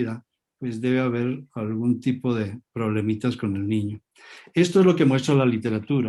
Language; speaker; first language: Spanish; native; Spanish